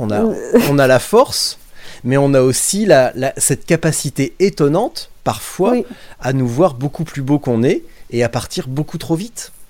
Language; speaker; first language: French; native; French